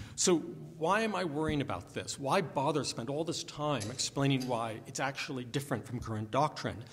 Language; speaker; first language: English; native; English